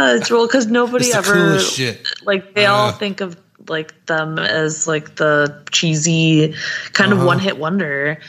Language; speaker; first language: English; native; English